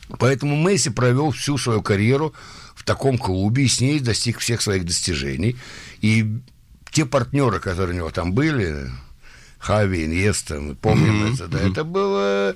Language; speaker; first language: Russian; early bilingual, heritage; Russian